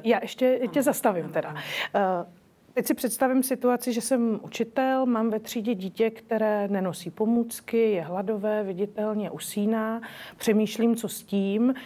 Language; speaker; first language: Czech; native; Czech